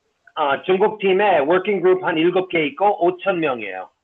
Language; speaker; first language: Korean; non-native, fluent; English